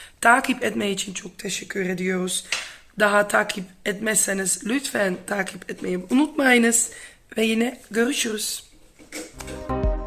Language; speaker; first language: Turkish; non-native, fluent; Dutch